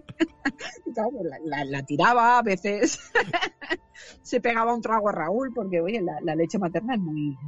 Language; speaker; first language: Spanish; native; Spanish